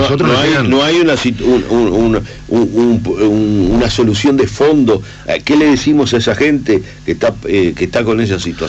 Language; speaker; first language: Spanish; native; Spanish